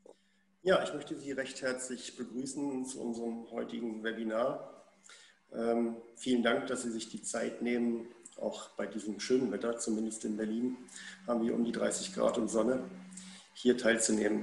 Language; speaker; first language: German; native; German